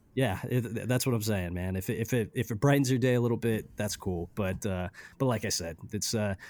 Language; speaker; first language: English; early bilingual, other home language; Romanian